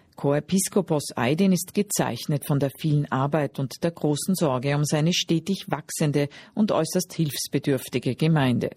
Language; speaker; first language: German; native; German